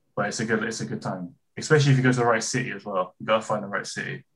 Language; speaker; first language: English; native; English